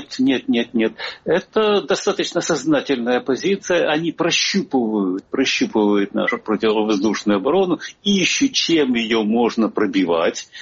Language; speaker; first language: Russian; native; Russian